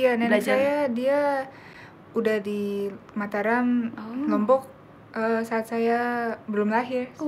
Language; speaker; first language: Indonesian; non-native, local second language; Korean